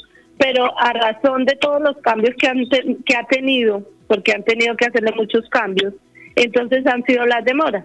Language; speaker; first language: Spanish; native; Spanish